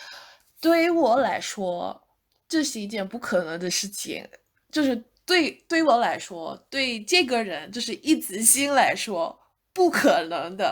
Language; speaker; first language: Chinese; non-native, fluent; English